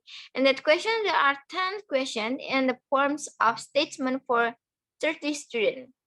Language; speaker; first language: English; non-native, learner; Indonesian